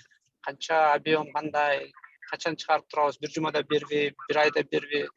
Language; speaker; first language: Kyrgyz; native; Kyrgyz